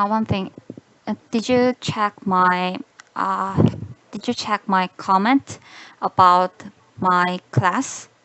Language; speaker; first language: English; non-native, learner; Korean